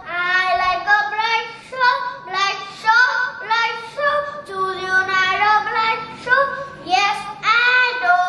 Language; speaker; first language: English; non-native, learner; Vietnamese